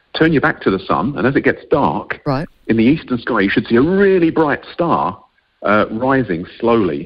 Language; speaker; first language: English; native; English